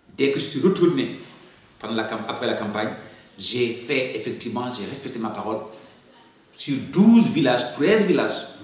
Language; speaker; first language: French; non-native, local second language; Wolof